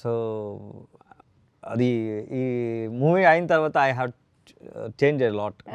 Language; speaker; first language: Telugu; non-native, learner; Kannada